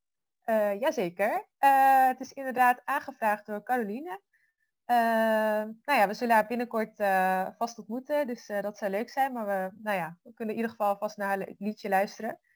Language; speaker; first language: Dutch; native; Dutch